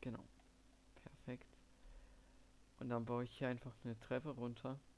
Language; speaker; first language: German; native; German